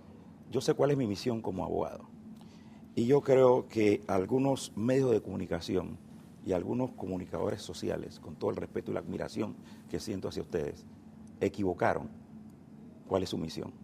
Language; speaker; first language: Spanish; native; Spanish